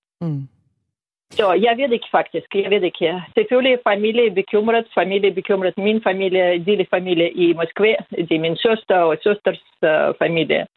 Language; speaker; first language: Danish; non-native, fluent; Russian